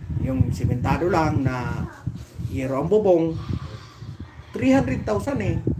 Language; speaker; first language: Filipino; native; Filipino